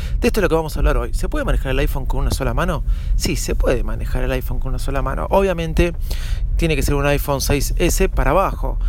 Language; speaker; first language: Spanish; native; Spanish